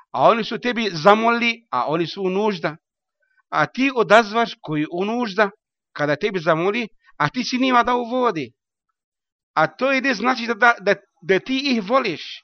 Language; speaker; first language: Bosnian; non-native, learner; Arabic